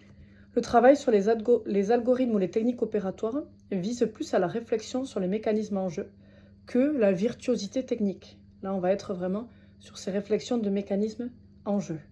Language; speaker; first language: French; native; French